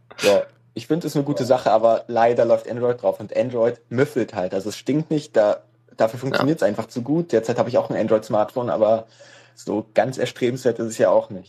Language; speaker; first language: German; native; German